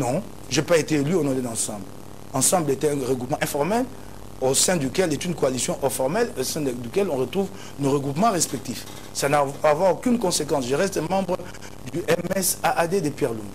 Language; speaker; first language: French; non-native, local second language; Lingala